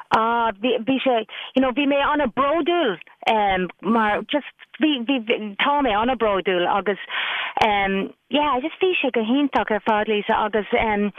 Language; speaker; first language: Irish; non-native, local second language; English